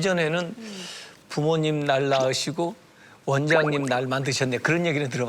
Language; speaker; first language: Korean; native; Korean